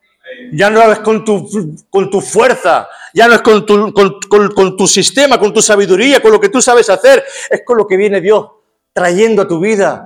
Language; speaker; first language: Spanish; native; Spanish